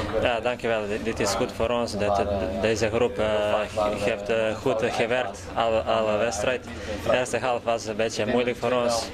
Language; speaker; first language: Dutch; non-native, learner; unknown